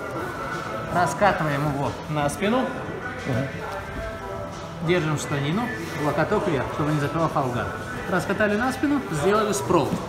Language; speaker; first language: Russian; native; Russian